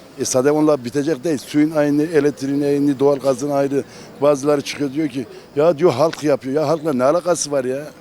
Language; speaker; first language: Turkish; non-native, local second language; Kurdish